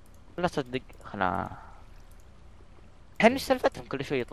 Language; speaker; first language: Arabic; native; Arabic